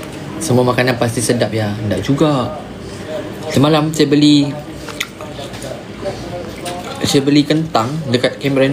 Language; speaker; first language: Malay; native; Malay